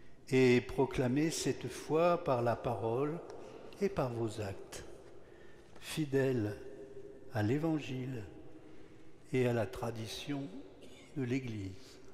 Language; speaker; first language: French; native; French